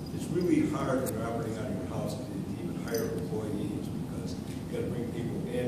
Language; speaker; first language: English; native; English